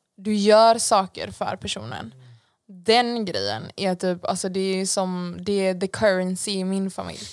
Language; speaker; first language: Swedish; early bilingual, other home language; Persian